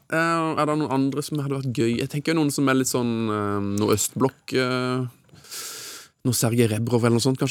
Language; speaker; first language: Norwegian; native; Norwegian